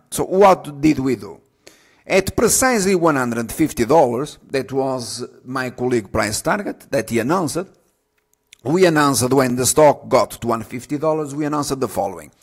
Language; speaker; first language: English; non-native, fluent; Portuguese